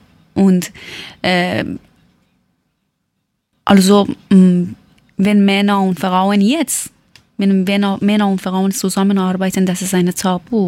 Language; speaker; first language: German; non-native, learner; Persian